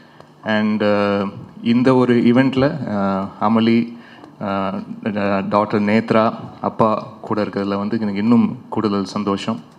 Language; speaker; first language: Tamil; native; Tamil